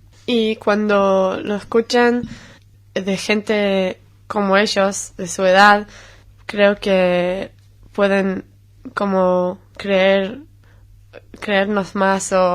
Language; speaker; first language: Spanish; non-native, fluent; Hebrew